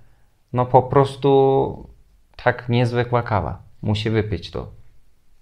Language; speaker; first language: Polish; non-native, fluent; Turkish